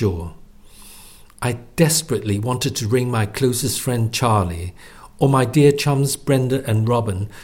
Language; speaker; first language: English; non-native, local second language; Cantonese